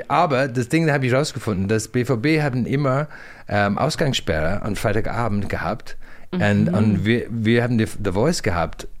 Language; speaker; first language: German; non-native, fluent; English